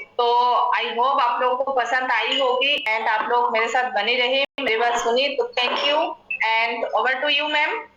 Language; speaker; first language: Hindi; non-native, local second language; Assamese